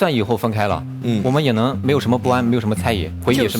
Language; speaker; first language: Chinese; native; Chinese